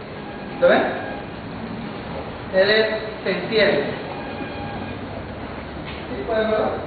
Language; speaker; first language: Spanish; native; Spanish